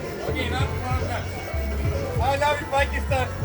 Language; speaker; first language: English; non-native, learner; Turkish